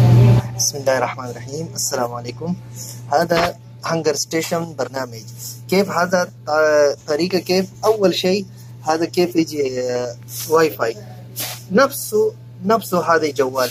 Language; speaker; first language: Arabic; non-native, learner; Urdu